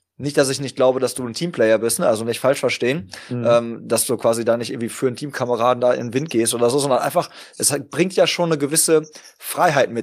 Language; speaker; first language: German; native; German